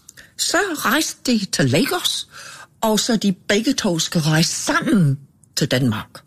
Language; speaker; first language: Danish; non-native, fluent; English